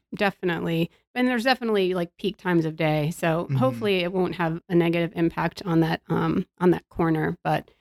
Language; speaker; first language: English; native; English